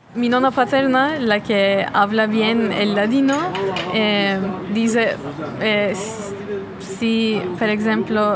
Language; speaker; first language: Spanish; non-native, fluent; Turkish